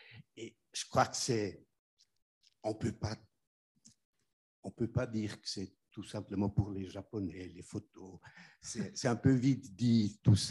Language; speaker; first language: French; non-native, fluent; German